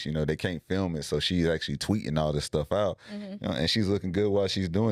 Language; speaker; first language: English; native; English